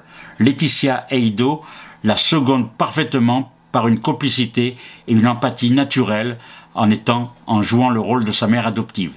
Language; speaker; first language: French; native; French